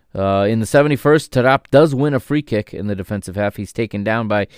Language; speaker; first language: English; native; English